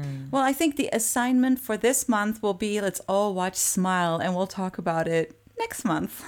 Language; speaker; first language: English; early bilingual, other home language; Japanese